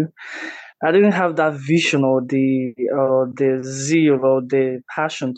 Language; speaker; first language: English; non-native, local second language; Igbo